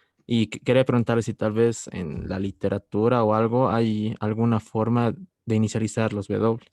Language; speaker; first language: Spanish; native; Spanish